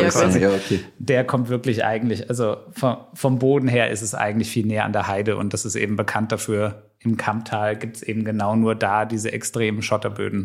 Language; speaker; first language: German; native; German